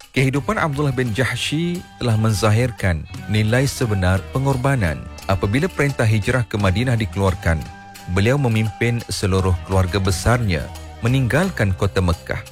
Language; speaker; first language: Malay; native; Malay